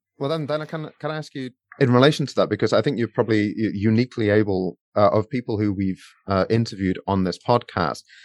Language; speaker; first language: English; native; English